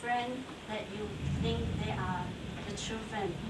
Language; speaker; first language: English; non-native, learner; Chinese